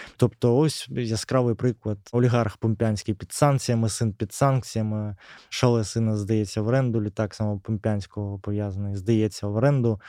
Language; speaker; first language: Ukrainian; native; Ukrainian